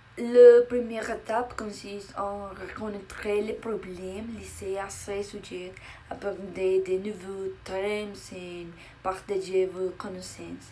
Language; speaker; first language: French; non-native, learner; Spanish